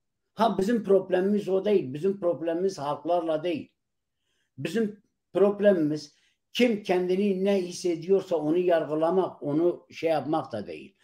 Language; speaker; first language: Turkish; non-native, local second language; Kurdish